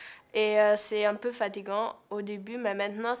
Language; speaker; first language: French; non-native, learner; German